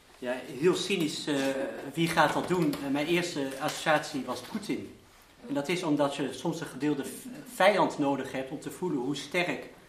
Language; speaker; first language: Dutch; early bilingual, heritage; Dutch